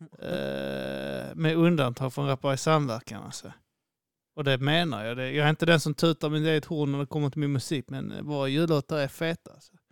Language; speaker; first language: Swedish; native; Swedish